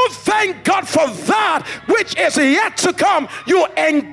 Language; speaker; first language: English; non-native, local second language; Yoruba